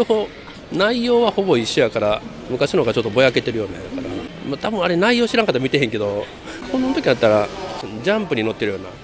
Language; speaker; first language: Japanese; native; Japanese